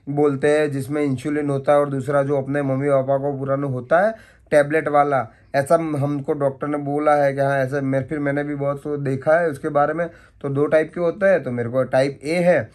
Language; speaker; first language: Hindi; non-native, local second language; Gujarati